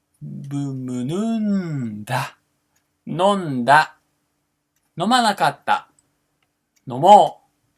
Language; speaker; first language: Japanese; non-native, fluent; Portuguese